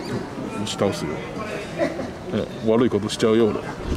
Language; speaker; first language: Japanese; native; Japanese